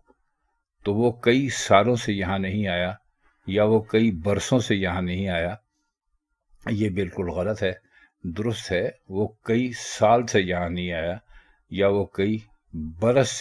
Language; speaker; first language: Urdu; native; Urdu